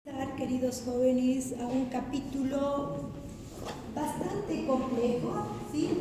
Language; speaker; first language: Spanish; native; Spanish